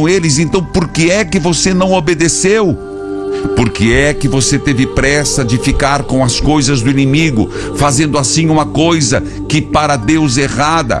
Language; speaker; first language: Portuguese; native; Portuguese